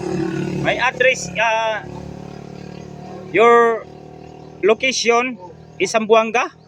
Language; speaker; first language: English; non-native, learner; Filipino